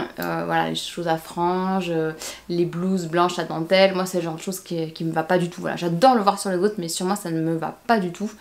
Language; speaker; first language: French; native; French